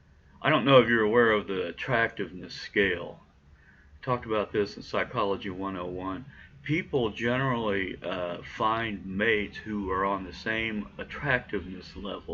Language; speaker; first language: English; native; English